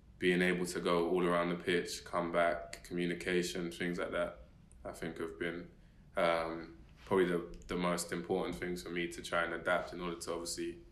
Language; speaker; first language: English; native; English